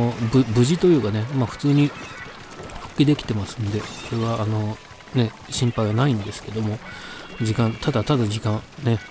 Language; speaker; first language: Japanese; native; Japanese